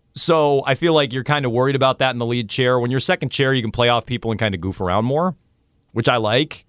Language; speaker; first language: English; native; English